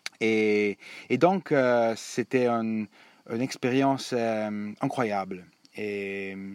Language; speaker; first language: French; non-native, learner; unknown